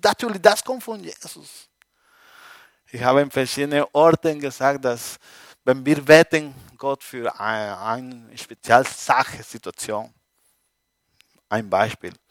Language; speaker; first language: German; non-native, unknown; Spanish